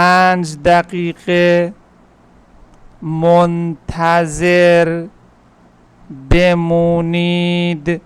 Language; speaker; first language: Persian; non-native, fluent; Urdu